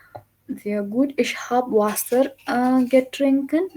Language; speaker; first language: German; non-native, fluent; Urdu